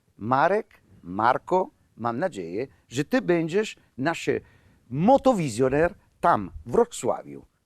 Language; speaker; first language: Polish; non-native, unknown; Italian